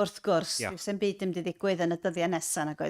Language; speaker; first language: Welsh; native; Welsh